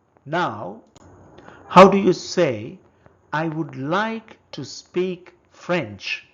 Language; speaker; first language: English; non-native, local second language; Telugu